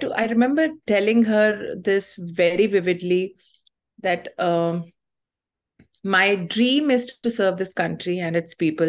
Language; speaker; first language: English; non-native, local second language; Tamil